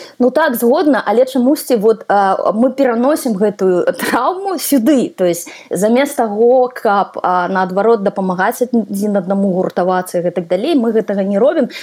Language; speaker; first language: Belarusian; non-native, local second language; Russian